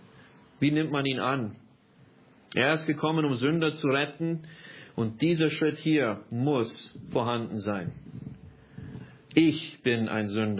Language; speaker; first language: German; non-native, fluent; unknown